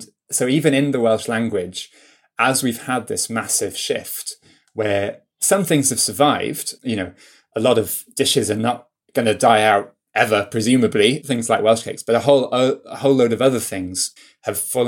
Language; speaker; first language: English; non-native, local second language; Welsh